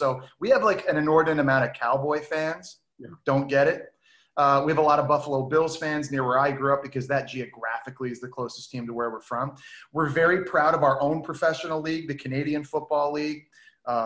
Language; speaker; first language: English; native; English